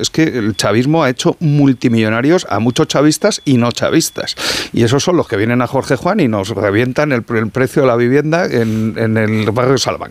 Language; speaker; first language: Spanish; native; Spanish